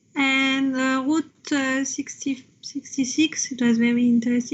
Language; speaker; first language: English; non-native, learner; French